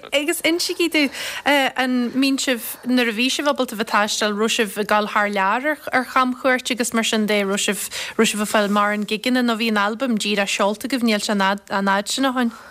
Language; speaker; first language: Irish; native; Irish